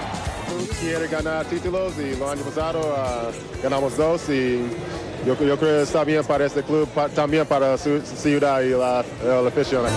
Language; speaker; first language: Spanish; non-native, fluent; English